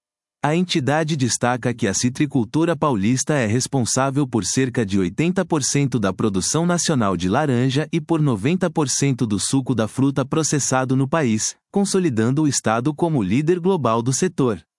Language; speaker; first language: Portuguese; native; Portuguese